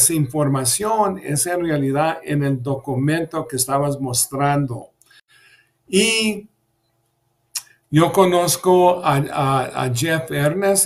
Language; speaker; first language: Spanish; early bilingual, heritage; English